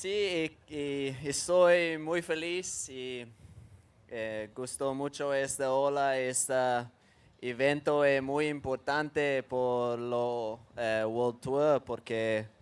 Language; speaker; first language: Spanish; non-native, learner; English